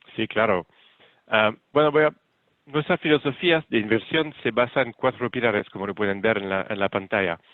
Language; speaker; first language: Spanish; non-native, fluent; French